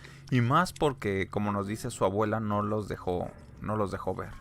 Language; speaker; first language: Spanish; native; Spanish